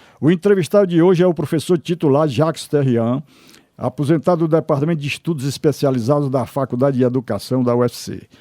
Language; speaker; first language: Portuguese; native; Portuguese